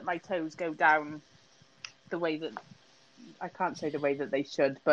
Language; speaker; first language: English; native; English